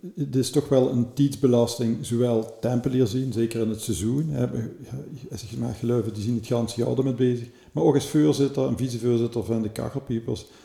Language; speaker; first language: Dutch; native; Dutch